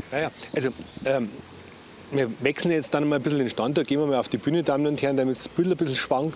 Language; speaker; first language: German; native; German